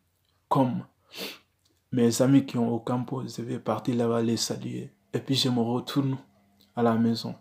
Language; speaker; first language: French; non-native, learner; Wolof